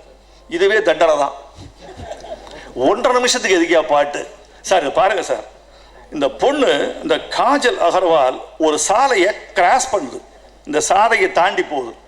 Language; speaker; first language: Tamil; native; Tamil